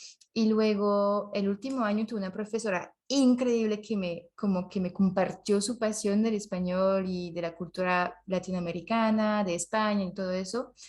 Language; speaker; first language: Spanish; non-native, fluent; French